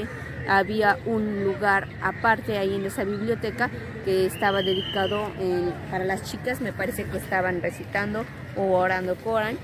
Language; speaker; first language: Spanish; native; Spanish